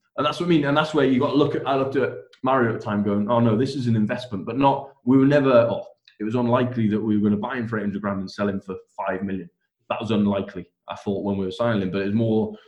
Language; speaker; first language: English; native; English